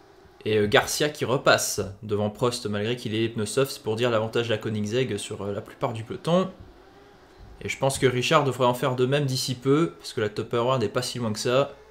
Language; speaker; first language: French; native; French